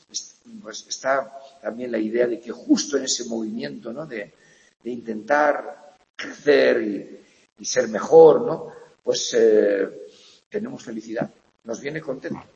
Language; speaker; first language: Spanish; native; Spanish